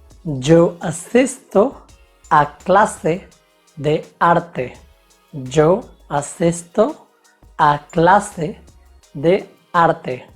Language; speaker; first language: Spanish; non-native, fluent; Hindi